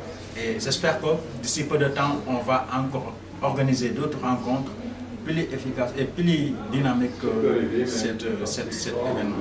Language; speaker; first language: French; non-native, local second language; Wolof